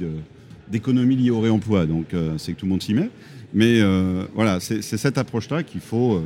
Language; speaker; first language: French; native; French